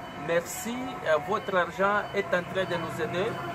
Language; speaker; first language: French; non-native, local second language; Lingala